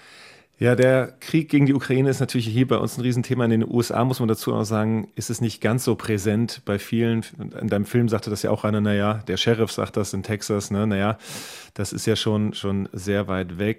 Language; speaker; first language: German; native; German